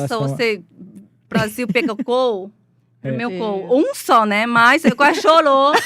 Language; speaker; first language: Portuguese; non-native, learner; Chinese